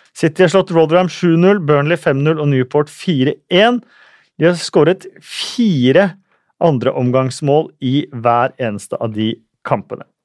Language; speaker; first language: Norwegian; native; Norwegian